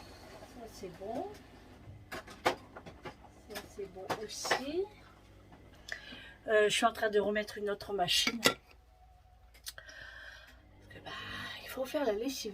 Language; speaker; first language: French; native; French